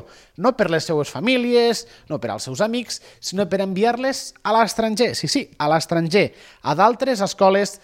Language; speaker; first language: Catalan; native; Catalan